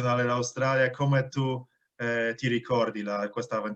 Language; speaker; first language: Italian; non-native, fluent; Polish